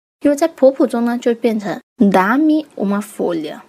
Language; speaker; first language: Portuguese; non-native, fluent; Chinese